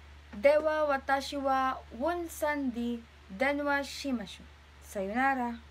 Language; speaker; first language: Japanese; non-native, learner; Filipino